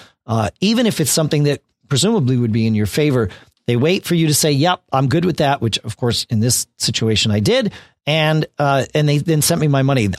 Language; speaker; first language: English; native; English